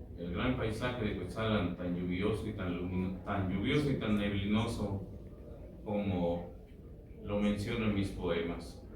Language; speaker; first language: Spanish; non-native, local second language; Nahuatl languages